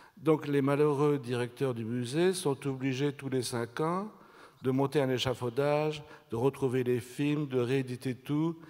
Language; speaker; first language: French; native; French